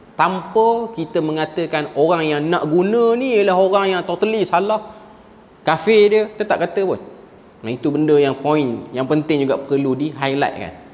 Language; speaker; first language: Malay; native; Malay